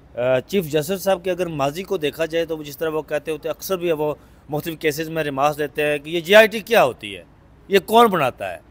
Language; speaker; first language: Urdu; native; Urdu